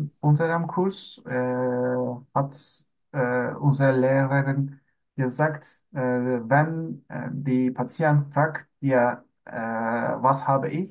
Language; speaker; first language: German; non-native, learner; Turkish